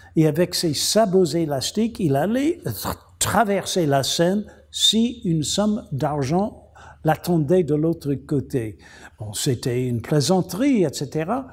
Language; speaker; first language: French; non-native, fluent; English